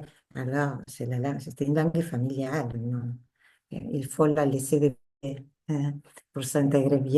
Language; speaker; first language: French; non-native, fluent; Spanish